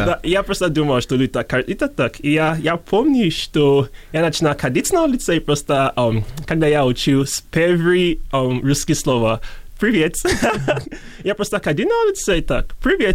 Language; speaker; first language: Russian; non-native, learner; English